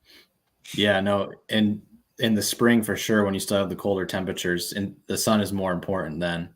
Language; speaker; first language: English; native; English